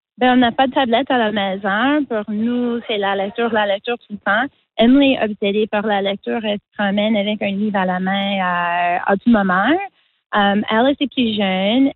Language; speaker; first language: French; non-native, local second language; English